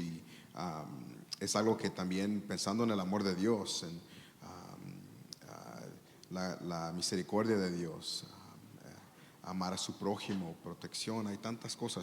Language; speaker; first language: Spanish; early bilingual, heritage; Spanish